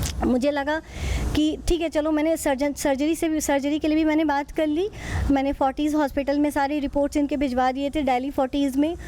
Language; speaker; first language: Hindi; native; Hindi